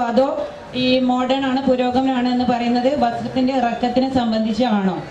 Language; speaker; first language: Malayalam; native; Malayalam